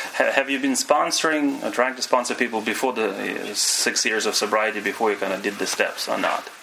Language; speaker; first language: English; non-native, fluent; Russian